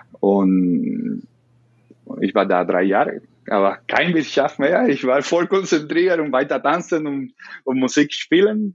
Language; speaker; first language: German; non-native, learner; Spanish